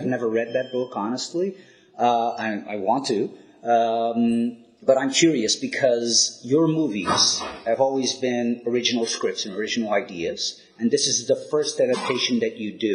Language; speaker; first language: English; non-native, fluent; Portuguese